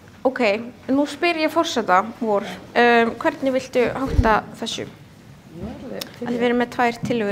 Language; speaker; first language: Icelandic; native; Icelandic